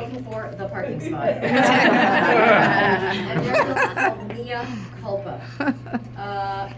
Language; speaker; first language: English; native; English